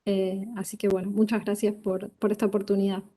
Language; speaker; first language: Spanish; native; Spanish